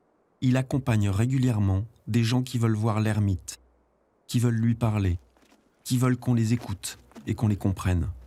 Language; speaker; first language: French; native; French